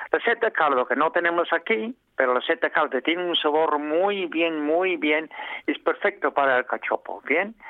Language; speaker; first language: Spanish; non-native, fluent; English